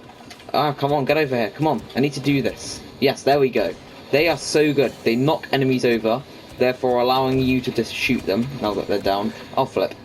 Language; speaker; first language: English; native; English